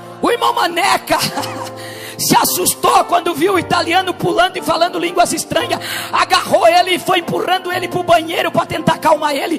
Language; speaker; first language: Portuguese; native; Portuguese